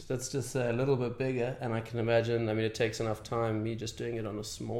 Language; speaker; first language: English; native; English